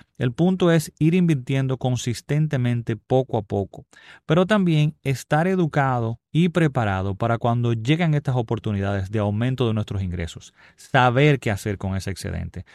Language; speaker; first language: Spanish; native; Spanish